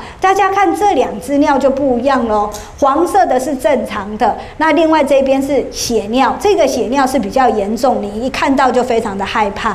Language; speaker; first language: Chinese; native; Chinese